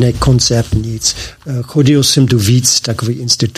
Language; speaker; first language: Czech; non-native, learner; English